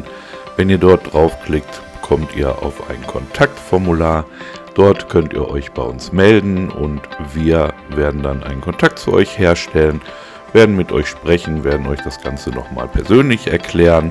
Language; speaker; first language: German; native; German